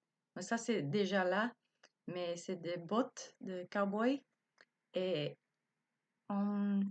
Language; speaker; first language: French; non-native, learner; Spanish